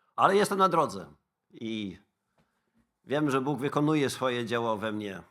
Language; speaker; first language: Polish; non-native, fluent; Dutch